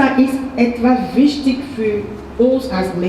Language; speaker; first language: German; non-native, fluent; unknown